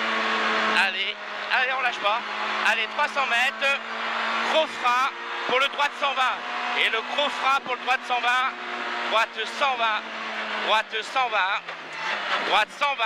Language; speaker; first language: French; native; French